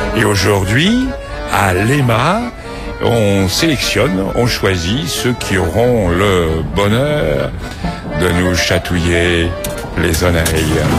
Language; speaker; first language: French; native; French